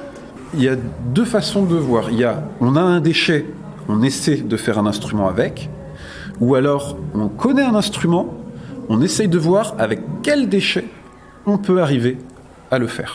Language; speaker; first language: French; native; French